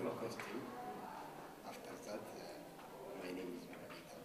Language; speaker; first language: English; non-native, learner; Amharic